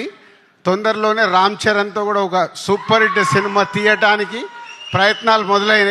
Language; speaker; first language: Telugu; native; Telugu